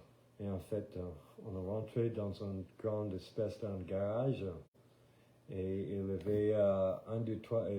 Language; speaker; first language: French; non-native, fluent; English